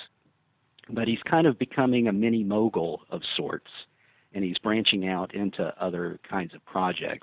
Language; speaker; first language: English; native; English